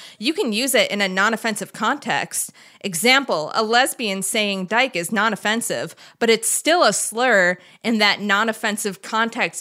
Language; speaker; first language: English; native; English